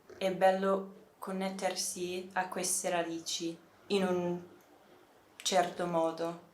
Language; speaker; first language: Italian; non-native, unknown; English